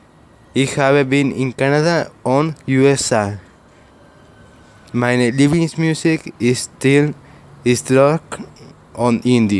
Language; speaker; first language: German; non-native, learner; Spanish